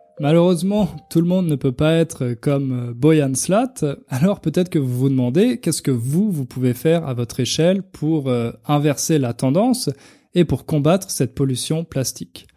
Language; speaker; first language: French; native; French